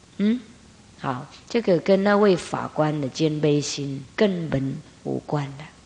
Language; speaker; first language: Chinese; non-native, fluent; Vietnamese